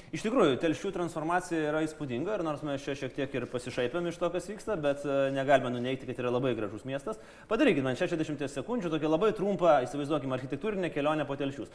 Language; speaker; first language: Lithuanian; native; Lithuanian